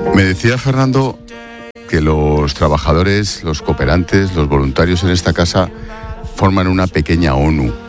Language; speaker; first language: Spanish; native; Spanish